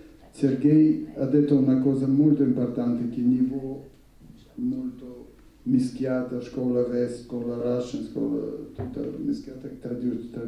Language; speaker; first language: Italian; non-native, learner; Russian